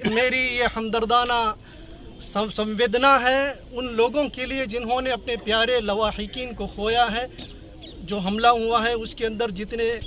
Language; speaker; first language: Hindi; non-native, local second language; Gujarati